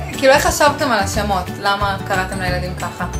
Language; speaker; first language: Hebrew; native; Hebrew